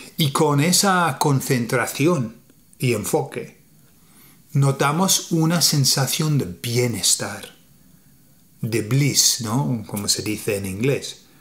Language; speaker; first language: Spanish; non-native, fluent; English